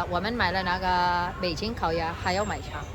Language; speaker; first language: Chinese; non-native, learner; Filipino